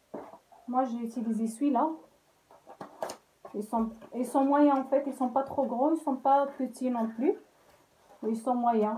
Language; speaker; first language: French; non-native, local second language; Arabic